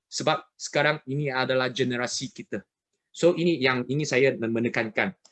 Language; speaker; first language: Malay; non-native, local second language; Chinese